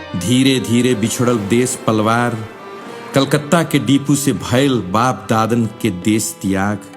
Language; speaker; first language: Bhojpuri; early bilingual, heritage; Bhojpuri